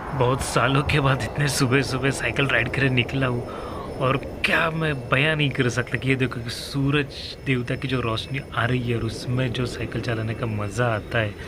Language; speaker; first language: Hindi; non-native, local second language; Marathi